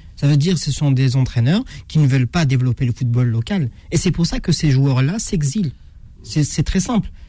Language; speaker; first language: French; non-native, local second language; Arabic